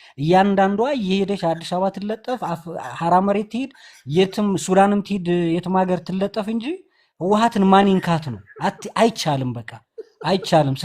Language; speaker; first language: Amharic; non-native, local second language; Tigrinya